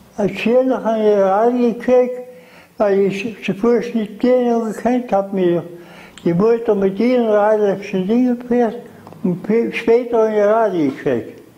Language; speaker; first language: German; native; German